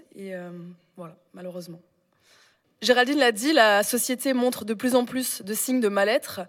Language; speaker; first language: French; native; French